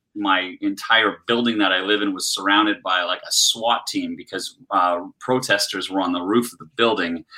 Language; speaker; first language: English; native; English